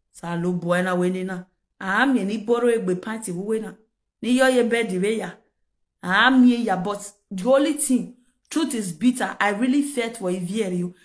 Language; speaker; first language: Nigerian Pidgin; non-native, local second language; Yoruba